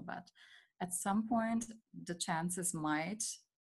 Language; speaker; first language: English; non-native, fluent; German